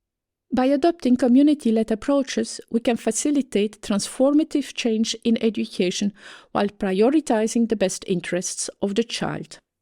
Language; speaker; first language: English; non-native, fluent; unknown